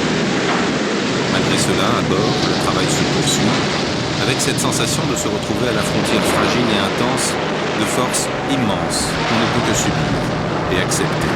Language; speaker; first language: French; native; French